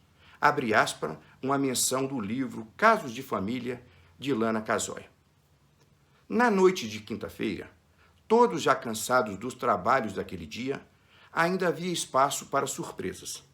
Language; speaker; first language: Portuguese; native; Portuguese